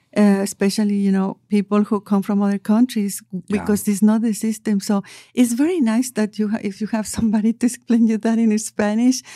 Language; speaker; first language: English; non-native, fluent; Spanish